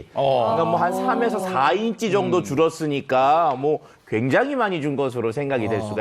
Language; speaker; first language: Korean; native; Korean